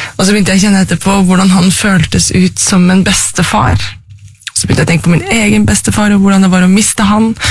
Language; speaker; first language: Norwegian; native; Norwegian